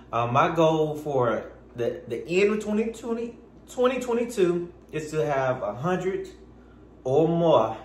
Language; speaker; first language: English; native; English